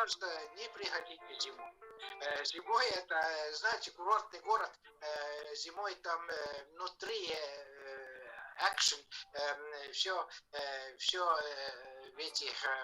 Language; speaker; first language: Russian; non-native, fluent; Estonian